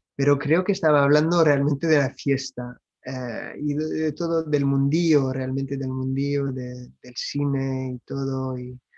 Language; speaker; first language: Spanish; non-native, fluent; French